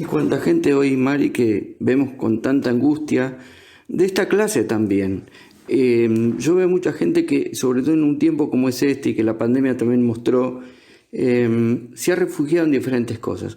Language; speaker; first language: Spanish; native; Spanish